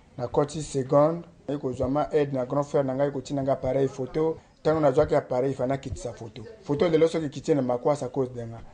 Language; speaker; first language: Lingala; native; Lingala